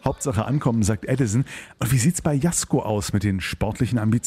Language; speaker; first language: German; native; German